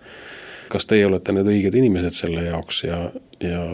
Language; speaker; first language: Estonian; native; Estonian